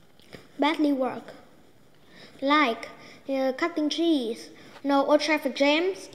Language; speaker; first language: English; non-native, learner; Vietnamese